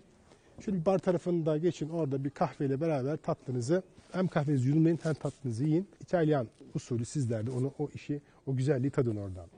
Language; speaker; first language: Turkish; native; Turkish